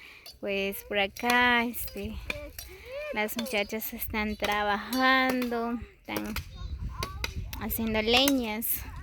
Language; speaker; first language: Spanish; native; Spanish